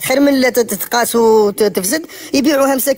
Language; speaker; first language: Arabic; native; Arabic